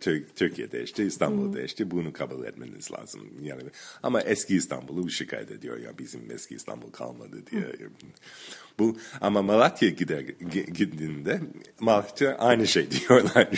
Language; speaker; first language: Turkish; non-native, fluent; English